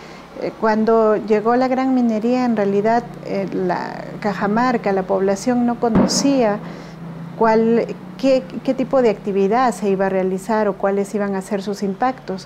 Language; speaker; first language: Spanish; native; Spanish